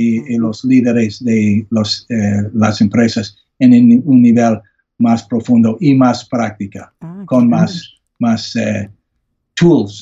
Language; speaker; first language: Spanish; non-native, learner; English